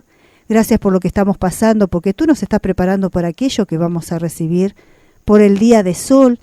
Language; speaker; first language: Spanish; native; Spanish